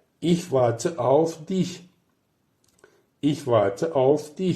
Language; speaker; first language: German; non-native, fluent; Turkish